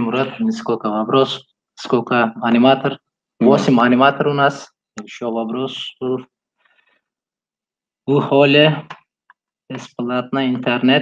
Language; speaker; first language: Russian; non-native, learner; Turkish